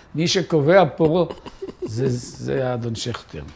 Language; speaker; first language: Hebrew; native; Hebrew